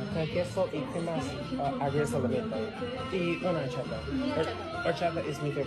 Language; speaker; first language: Spanish; non-native, learner; English